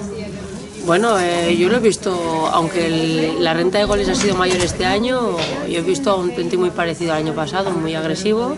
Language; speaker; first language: Spanish; native; Spanish